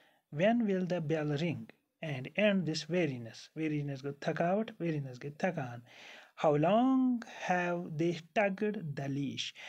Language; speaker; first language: English; non-native, local second language; Kashmiri